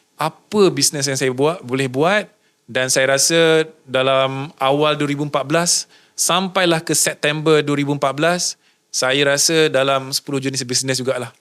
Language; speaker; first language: Malay; native; Malay